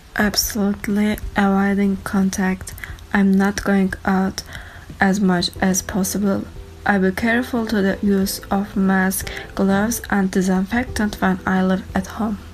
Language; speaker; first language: English; non-native, learner; Turkish